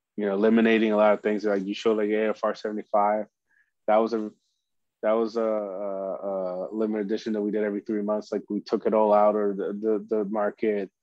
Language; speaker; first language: English; early bilingual, other home language; Spanish